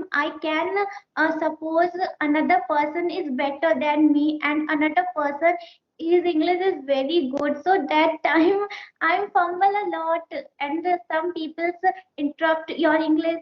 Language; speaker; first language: English; non-native, learner; Hindi